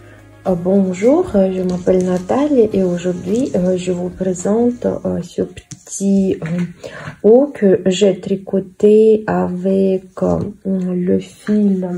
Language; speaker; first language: French; non-native, fluent; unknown